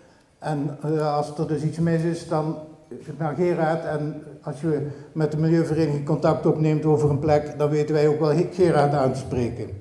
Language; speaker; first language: Dutch; native; Dutch